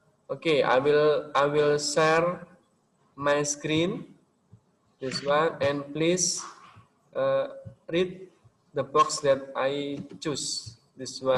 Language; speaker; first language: English; non-native, local second language; Indonesian